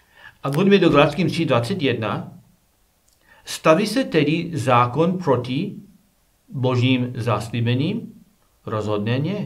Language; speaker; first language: Czech; non-native, learner; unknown